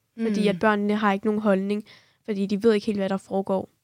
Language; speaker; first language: Danish; early bilingual, other home language; Kurdish